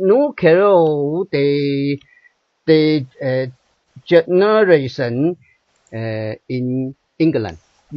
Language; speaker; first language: English; non-native, learner; Chinese